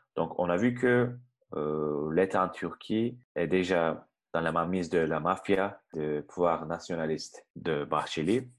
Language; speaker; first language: French; non-native, fluent; Turkish